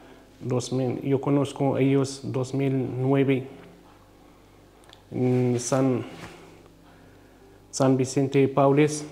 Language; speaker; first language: Spanish; non-native, learner; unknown